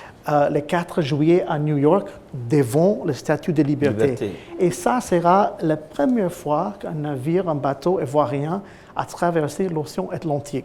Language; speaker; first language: French; non-native, fluent; English